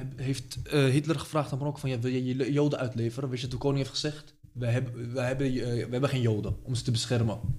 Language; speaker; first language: Dutch; early bilingual, other home language; Arabic